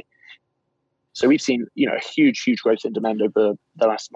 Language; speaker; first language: English; native; English